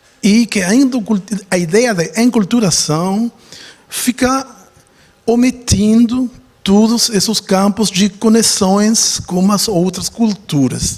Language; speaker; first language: Portuguese; non-native, fluent; Spanish